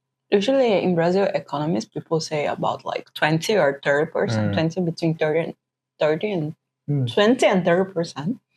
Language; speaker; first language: English; non-native, fluent; Portuguese